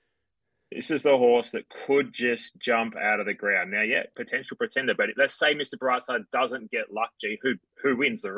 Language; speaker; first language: English; native; English